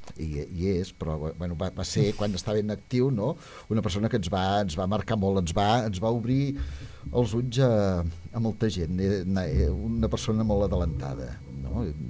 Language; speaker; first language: Catalan; native; Catalan